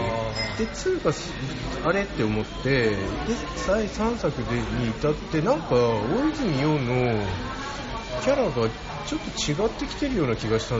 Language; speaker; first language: Japanese; native; Japanese